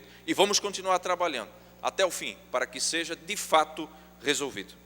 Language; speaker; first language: Portuguese; native; Portuguese